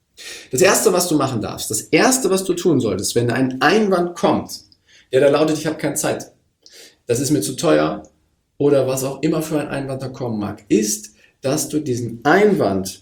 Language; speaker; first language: German; native; German